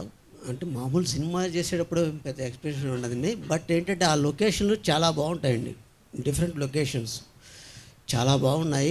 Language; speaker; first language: Telugu; native; Telugu